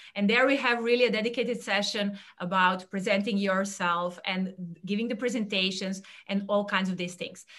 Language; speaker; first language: English; non-native, fluent; Serbian